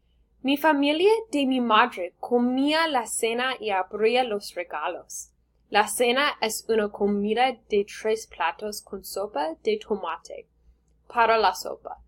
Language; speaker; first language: Spanish; non-native, learner; English